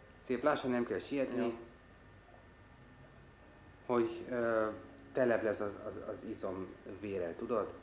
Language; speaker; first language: Hungarian; non-native, fluent; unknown